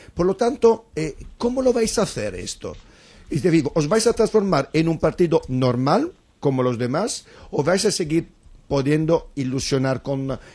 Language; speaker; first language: Spanish; non-native, fluent; Italian